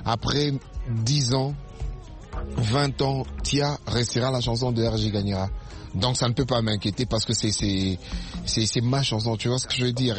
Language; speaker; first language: French; non-native, local second language; Swahili